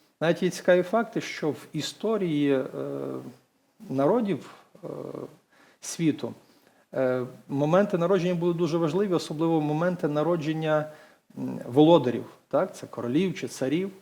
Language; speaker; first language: Ukrainian; native; Ukrainian